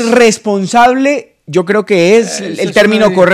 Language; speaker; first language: Spanish; native; Spanish